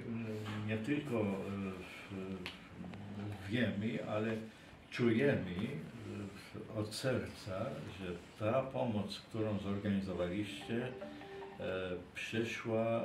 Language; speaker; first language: Polish; non-native, fluent; Arabic